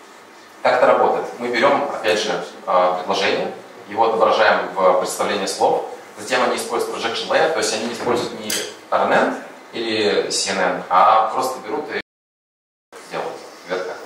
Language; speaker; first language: Russian; native; Russian